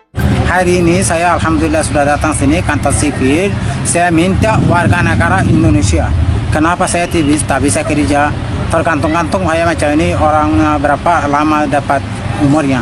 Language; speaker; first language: Indonesian; non-native, fluent; Rohingya